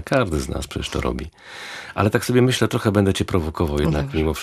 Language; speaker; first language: Polish; native; Polish